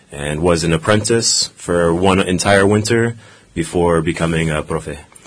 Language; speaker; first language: English; native; English